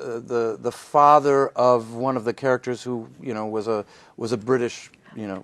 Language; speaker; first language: English; native; English